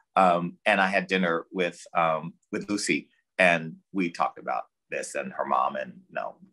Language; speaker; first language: English; native; English